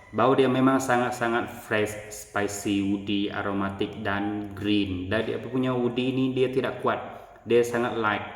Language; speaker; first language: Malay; native; Malay